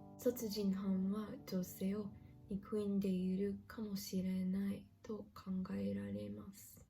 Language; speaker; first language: Japanese; non-native, learner; English